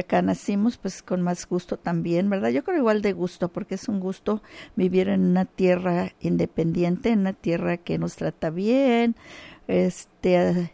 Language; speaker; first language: Spanish; early bilingual, heritage; Spanish